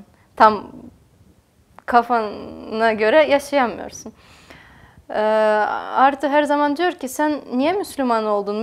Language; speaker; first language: Turkish; non-native, fluent; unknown